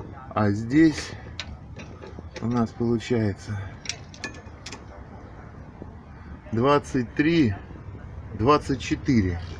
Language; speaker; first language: Russian; native; Russian